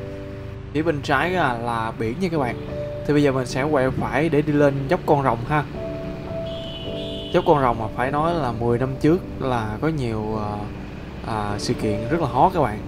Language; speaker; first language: Vietnamese; native; Vietnamese